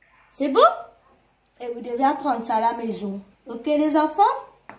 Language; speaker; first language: French; non-native, local second language; Morisyen